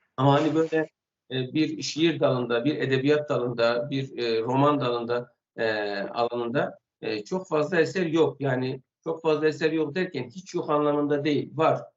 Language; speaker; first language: Turkish; non-native, local second language; Kurdish